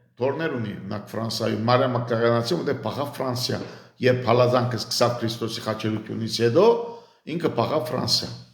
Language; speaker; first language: Armenian; early bilingual, heritage; Armenian